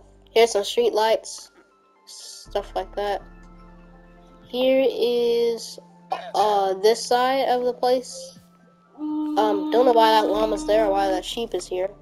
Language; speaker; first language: English; native; English